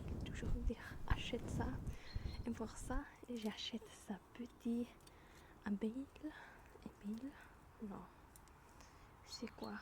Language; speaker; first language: French; non-native, learner; German